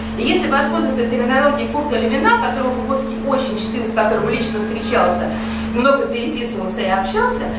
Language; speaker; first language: Russian; native; Russian